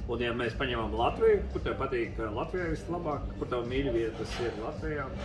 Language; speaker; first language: Latvian; non-native, local second language; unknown